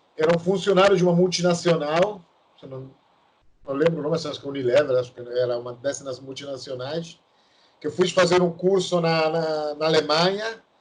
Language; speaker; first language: Portuguese; non-native, fluent; Italian